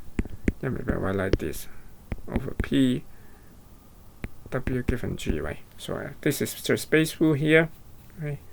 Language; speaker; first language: English; non-native, fluent; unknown